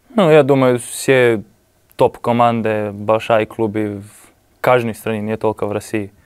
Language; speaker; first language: Russian; non-native, learner; Slovenian